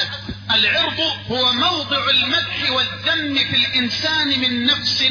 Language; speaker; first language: Arabic; native; Arabic